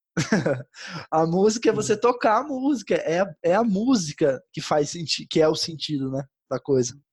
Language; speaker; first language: Portuguese; native; Portuguese